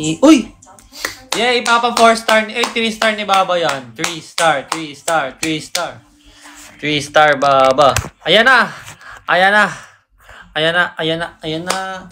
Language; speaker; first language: Filipino; native; Filipino